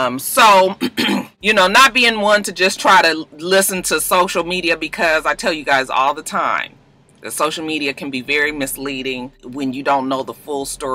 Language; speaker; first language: English; native; English